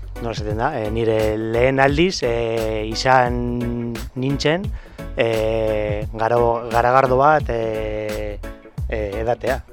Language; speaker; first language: Basque; non-native, learner; Spanish